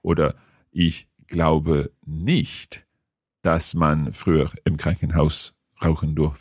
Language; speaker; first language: German; non-native, fluent; English